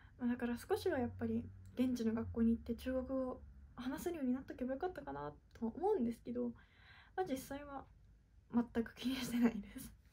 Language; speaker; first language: Japanese; native; Japanese